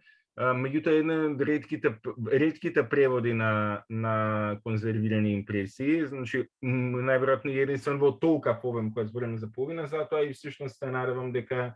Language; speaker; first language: Macedonian; native; Macedonian